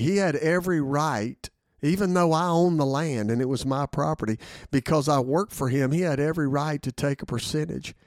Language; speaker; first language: English; native; English